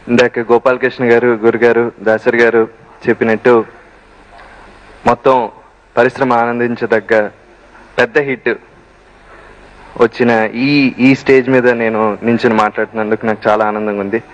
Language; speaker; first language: Telugu; native; Telugu